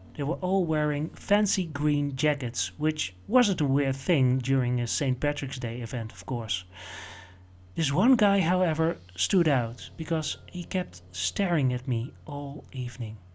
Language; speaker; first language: English; non-native, fluent; Dutch